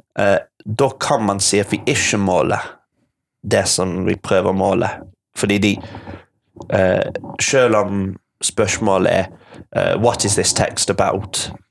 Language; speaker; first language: Norwegian; non-native, fluent; English